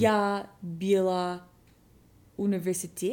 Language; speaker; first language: Russian; non-native, learner; English